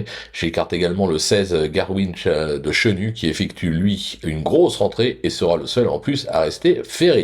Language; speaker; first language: French; native; French